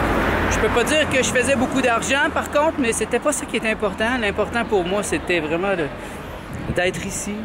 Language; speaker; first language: French; native; French